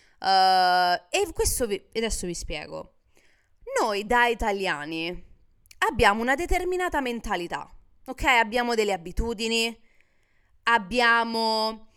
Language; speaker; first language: Italian; native; Italian